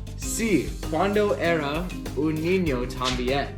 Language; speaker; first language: Spanish; non-native, learner; English